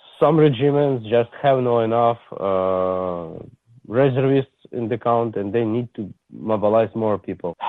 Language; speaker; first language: English; non-native, learner; Ukrainian